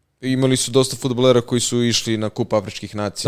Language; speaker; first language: Serbian; native; Serbian